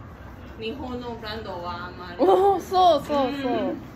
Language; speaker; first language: Japanese; non-native, learner; Korean